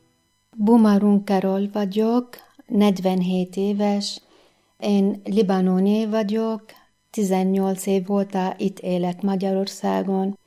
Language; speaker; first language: Hungarian; non-native, fluent; Arabic